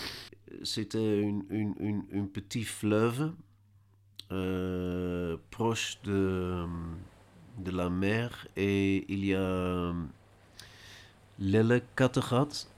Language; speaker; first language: French; non-native, learner; Dutch